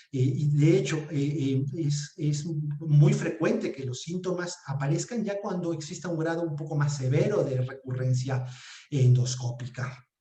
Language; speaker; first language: Spanish; native; Spanish